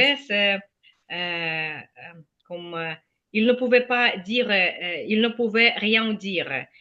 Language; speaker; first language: French; non-native, fluent; Ukrainian